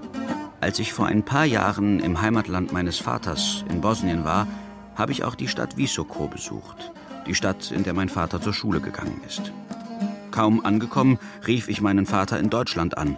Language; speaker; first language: German; early bilingual, other home language; Bosnian